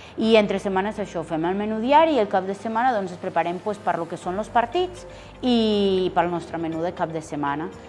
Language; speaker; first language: Catalan; non-native, fluent; Spanish